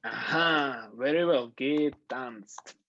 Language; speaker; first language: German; non-native, fluent; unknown